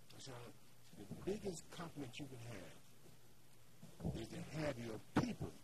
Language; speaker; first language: English; native; English